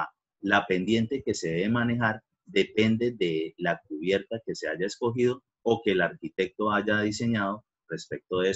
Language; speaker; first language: Spanish; native; Spanish